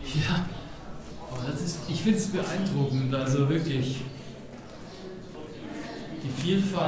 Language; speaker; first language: German; native; German